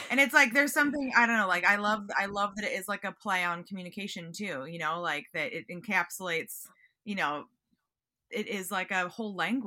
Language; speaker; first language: English; native; English